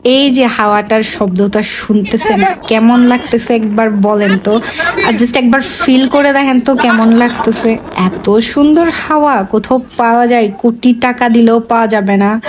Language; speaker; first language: Bangla; non-native, local second language; Chakma